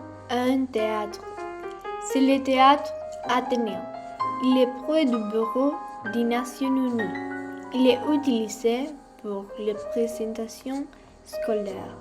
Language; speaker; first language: French; non-native, learner; Spanish